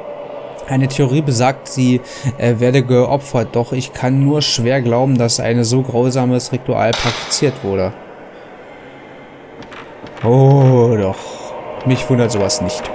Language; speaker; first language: German; native; German